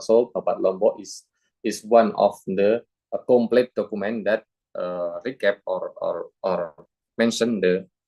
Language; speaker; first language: English; non-native, fluent; Indonesian